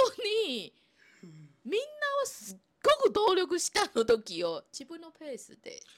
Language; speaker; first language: Japanese; non-native, fluent; Chinese